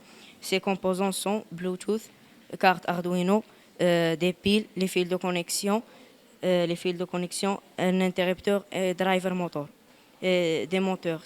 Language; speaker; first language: French; non-native, learner; Arabic